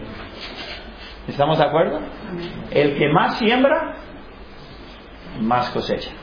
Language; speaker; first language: Spanish; non-native, fluent; English